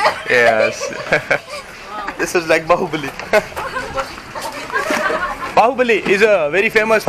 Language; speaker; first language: English; non-native, learner; Hindi